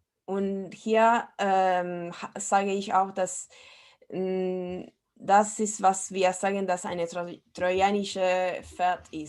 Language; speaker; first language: German; non-native, fluent; Spanish